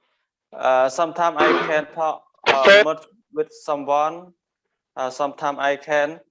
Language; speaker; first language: English; non-native, learner; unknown